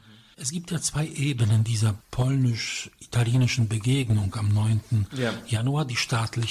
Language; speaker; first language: German; non-native, fluent; Polish